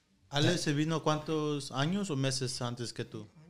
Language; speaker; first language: Spanish; early bilingual, heritage; Spanish